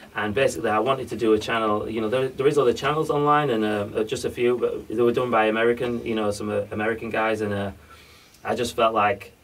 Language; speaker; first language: English; native; English